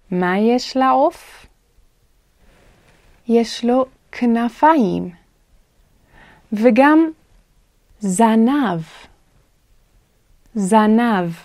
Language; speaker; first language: Hebrew; non-native, fluent; English